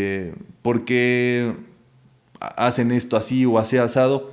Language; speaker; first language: Spanish; native; Spanish